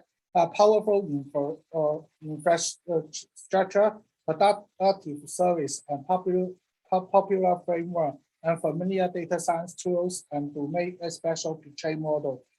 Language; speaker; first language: English; non-native, learner; Cantonese